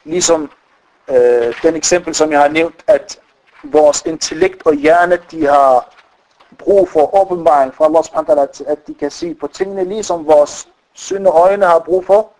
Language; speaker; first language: Danish; non-native, fluent; Arabic